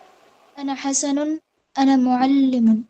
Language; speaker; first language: Arabic; non-native, learner; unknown